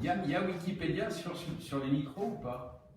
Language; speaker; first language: French; native; French